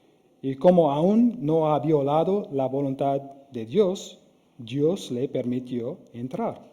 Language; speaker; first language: Spanish; non-native, fluent; English